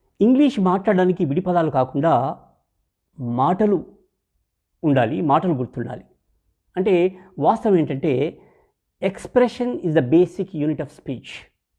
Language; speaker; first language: Telugu; native; Telugu